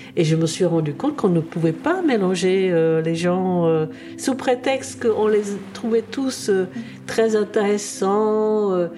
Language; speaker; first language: French; early bilingual, other home language; Czech